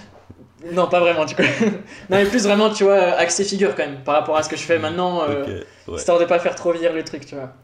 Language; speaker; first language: French; native; French